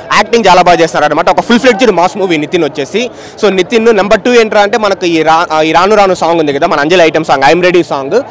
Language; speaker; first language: Telugu; native; Telugu